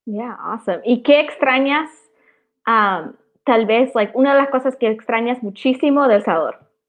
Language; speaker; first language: Spanish; early bilingual, heritage; Spanish